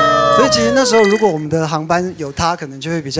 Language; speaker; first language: Chinese; native; Chinese